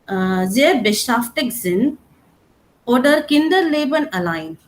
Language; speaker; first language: German; non-native, learner; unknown